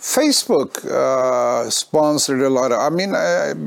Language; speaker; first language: English; non-native, fluent; Norwegian